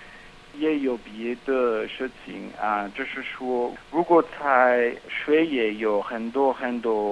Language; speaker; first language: Chinese; non-native, fluent; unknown